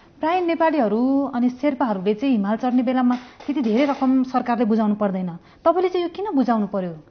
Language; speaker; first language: Nepali; native; Nepali